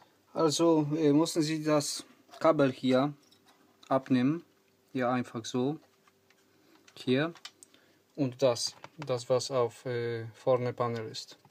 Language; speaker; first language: German; non-native, learner; Polish